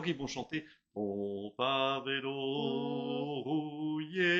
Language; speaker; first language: French; native; French